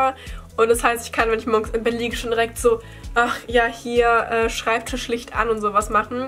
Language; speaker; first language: German; native; German